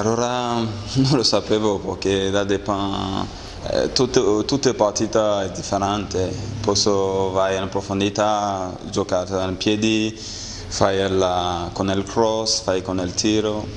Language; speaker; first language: Italian; non-native, learner; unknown